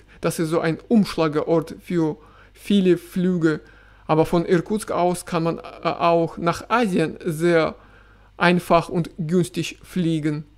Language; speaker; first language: German; non-native, fluent; Russian